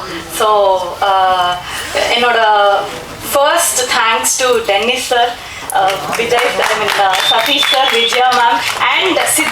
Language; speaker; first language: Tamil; non-native, learner; Kannada